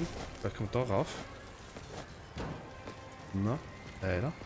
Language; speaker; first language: German; native; German